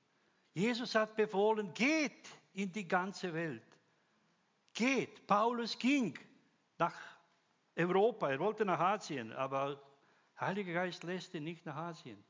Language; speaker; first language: German; non-native, fluent; Croatian